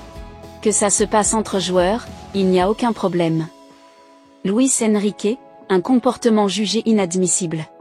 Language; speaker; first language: French; native; French